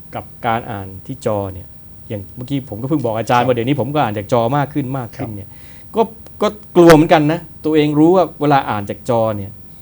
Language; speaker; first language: Thai; native; Thai